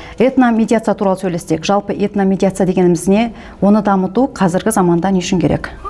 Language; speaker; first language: Kazakh; native; Kazakh